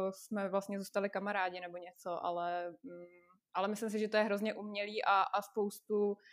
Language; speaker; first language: Czech; non-native, fluent; Russian